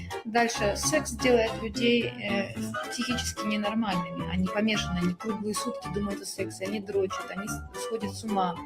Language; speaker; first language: Russian; native; Russian